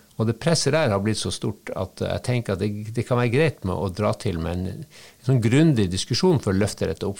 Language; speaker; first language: Norwegian; native; Norwegian